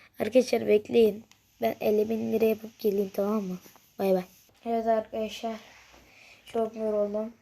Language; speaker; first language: Turkish; native; Turkish